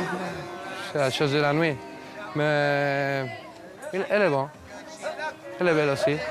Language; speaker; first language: French; non-native, learner; Spanish